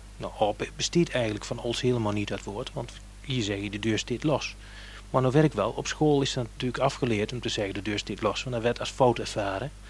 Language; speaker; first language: Dutch; native; Dutch